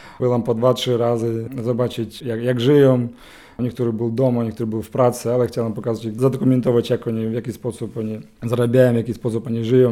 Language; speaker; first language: Polish; non-native, learner; Ukrainian